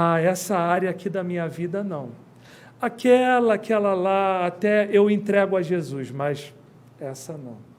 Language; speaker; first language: Portuguese; native; Portuguese